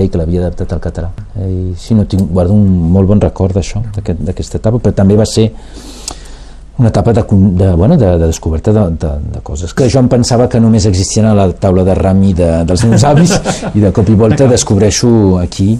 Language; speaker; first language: Catalan; non-native, local second language; Spanish